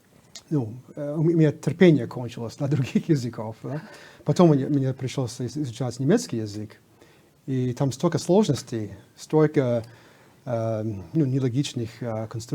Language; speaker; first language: Russian; non-native, fluent; English